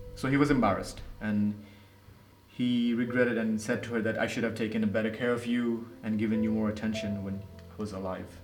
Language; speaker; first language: English; non-native, local second language; Nepali